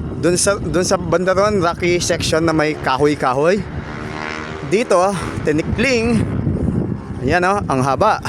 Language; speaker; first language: Filipino; native; Filipino